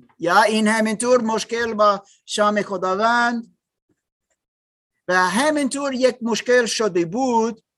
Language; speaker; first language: Persian; non-native, learner; German